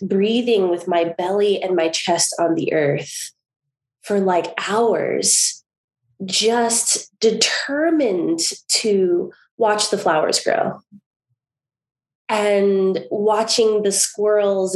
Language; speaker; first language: English; native; English